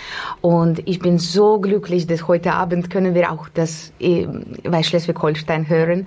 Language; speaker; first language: German; non-native, learner; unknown